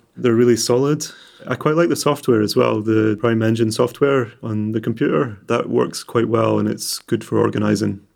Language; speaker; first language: English; native; English